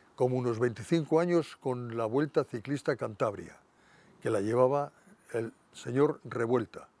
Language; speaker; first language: Spanish; native; Spanish